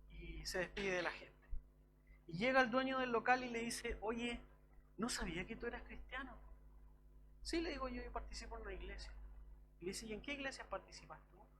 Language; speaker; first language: Spanish; native; Spanish